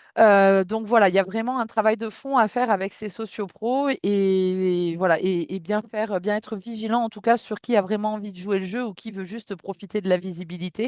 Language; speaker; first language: French; native; French